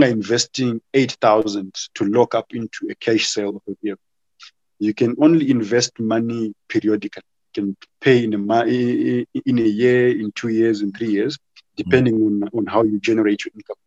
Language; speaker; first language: English; non-native, local second language; Shona